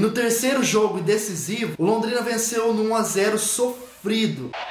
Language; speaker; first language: Portuguese; native; Portuguese